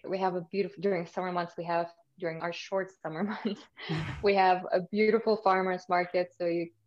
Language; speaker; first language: English; early bilingual, other home language; Russian